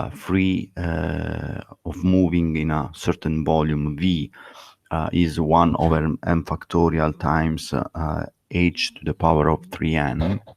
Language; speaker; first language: English; non-native, fluent; Italian